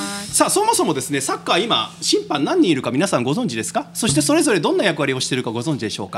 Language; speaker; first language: Japanese; native; Japanese